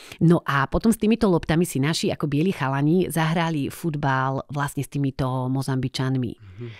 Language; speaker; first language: Slovak; native; Slovak